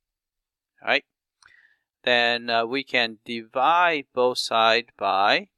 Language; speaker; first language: English; non-native, fluent; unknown